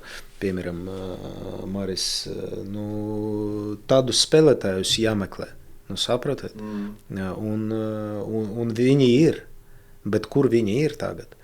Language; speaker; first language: Latvian; non-native, local second language; Russian